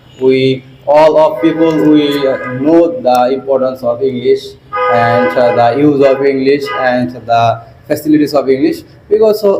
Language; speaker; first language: English; non-native, learner; Bangla